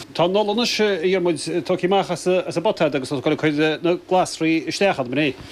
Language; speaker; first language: Irish; native; Irish